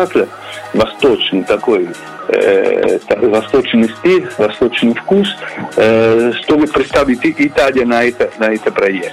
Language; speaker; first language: Russian; non-native, learner; Italian